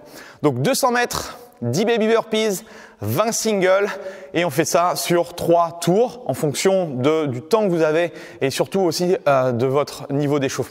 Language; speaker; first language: French; native; French